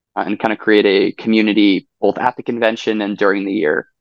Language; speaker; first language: English; native; English